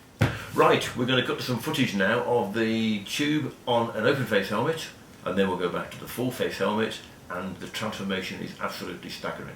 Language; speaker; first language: English; native; English